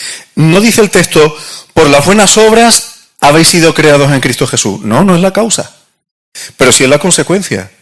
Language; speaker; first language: Spanish; native; Spanish